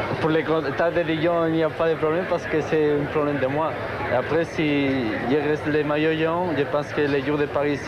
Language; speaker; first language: French; non-native, learner; Spanish